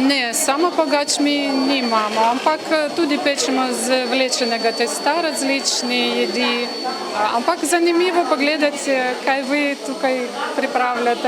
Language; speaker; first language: Slovenian; non-native, learner; Ukrainian